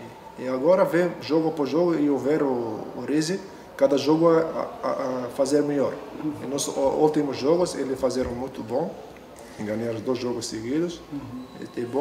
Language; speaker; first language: Portuguese; non-native, learner; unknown